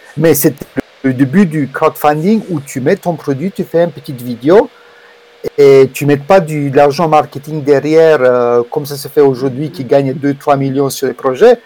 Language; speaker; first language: French; non-native, fluent; Romanian